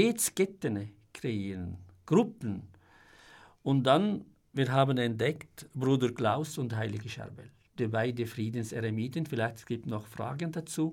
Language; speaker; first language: German; non-native, fluent; Arabic